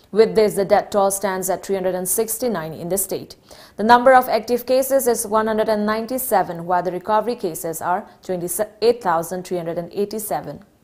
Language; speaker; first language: English; non-native, local second language; Manipuri